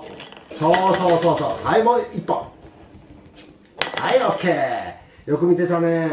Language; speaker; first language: Japanese; native; Japanese